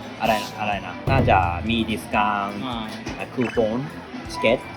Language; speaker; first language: Thai; non-native, learner; Japanese